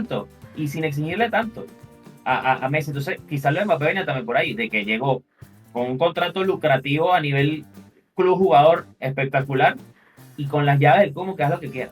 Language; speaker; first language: Spanish; native; Spanish